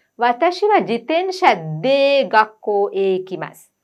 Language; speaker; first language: Japanese; non-native, fluent; Sinhala